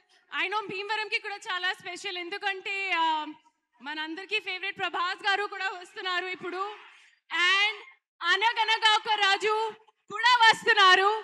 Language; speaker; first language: Telugu; non-native, learner; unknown